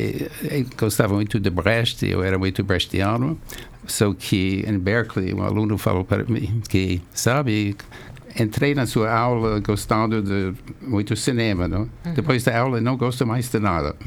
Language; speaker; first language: Portuguese; non-native, fluent; English